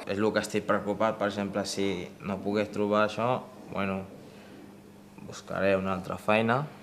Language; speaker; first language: Catalan; non-native, local second language; Spanish